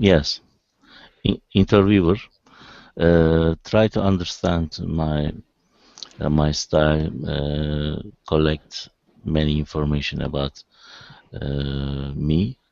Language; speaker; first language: English; non-native, learner; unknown